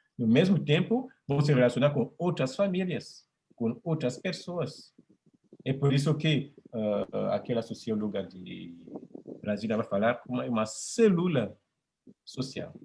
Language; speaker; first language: Portuguese; non-native, fluent; French